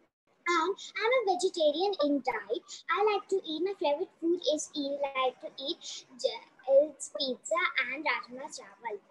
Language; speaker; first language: English; non-native, learner; Hindi